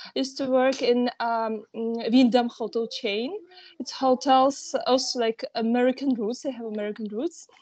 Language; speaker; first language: English; non-native, fluent; Ukrainian